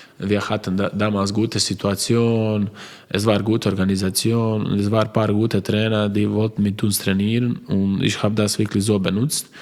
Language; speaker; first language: German; non-native, learner; Croatian